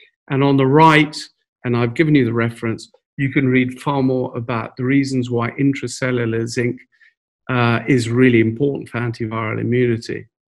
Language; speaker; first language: English; native; English